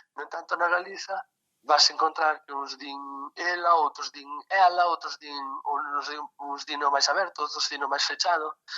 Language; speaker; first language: Galician; native; Galician